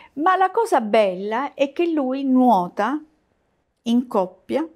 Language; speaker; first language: Italian; native; Italian